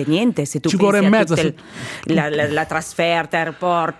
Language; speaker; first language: Italian; native; Italian